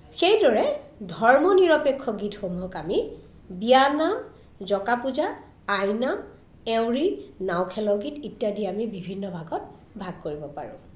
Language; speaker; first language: Assamese; native; Assamese